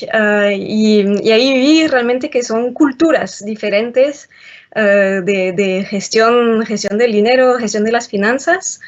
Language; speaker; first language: Spanish; non-native, fluent; French